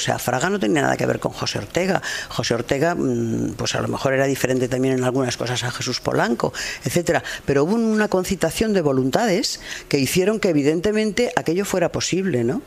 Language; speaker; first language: Spanish; native; Spanish